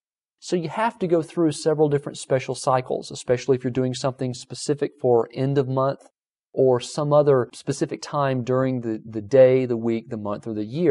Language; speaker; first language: English; native; English